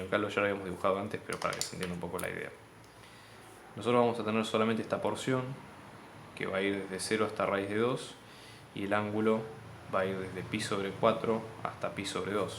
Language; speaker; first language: Spanish; native; Spanish